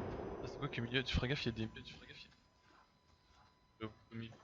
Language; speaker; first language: French; native; French